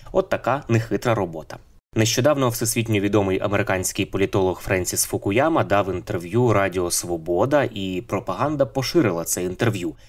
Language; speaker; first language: Ukrainian; native; Ukrainian